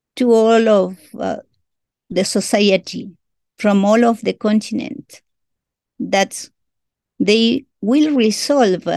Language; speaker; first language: English; non-native, learner; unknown